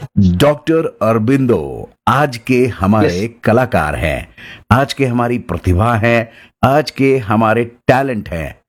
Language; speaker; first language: Hindi; native; Hindi